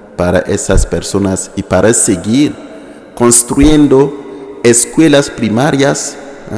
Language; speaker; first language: Spanish; non-native, fluent; Mossi